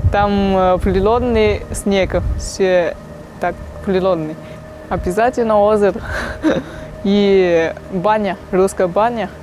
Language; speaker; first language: Russian; non-native, learner; Chinese